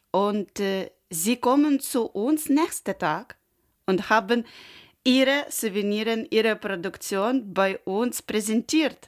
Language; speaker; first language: German; non-native, learner; Ukrainian